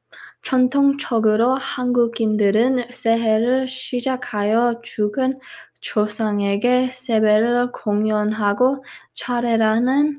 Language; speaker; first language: Korean; early bilingual, heritage; Korean